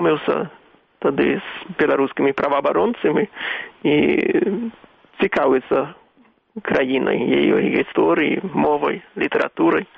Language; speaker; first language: Belarusian; non-native, fluent; Swedish